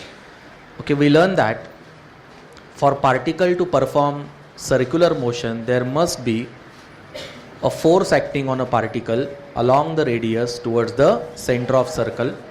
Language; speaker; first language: English; non-native, local second language; Marathi